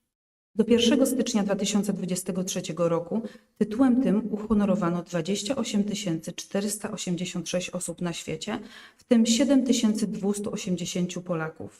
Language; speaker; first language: Polish; native; Polish